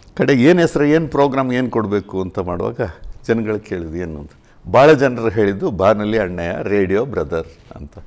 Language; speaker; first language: Kannada; early bilingual, heritage; Kannada